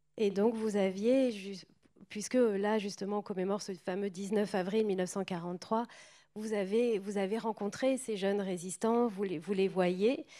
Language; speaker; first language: French; native; French